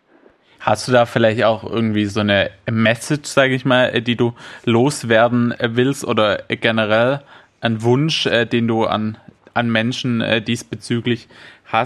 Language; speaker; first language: German; native; German